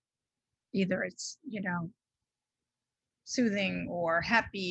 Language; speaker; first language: English; native; English